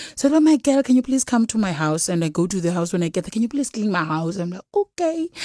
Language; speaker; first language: English; non-native, local second language; Xhosa